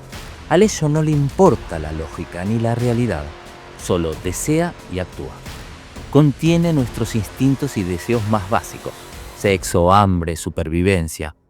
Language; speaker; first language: Spanish; native; Spanish